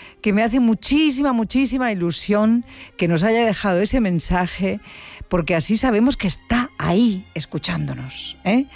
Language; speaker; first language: Spanish; native; Spanish